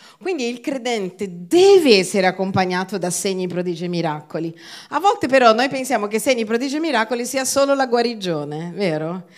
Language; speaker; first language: Italian; non-native, fluent; Portuguese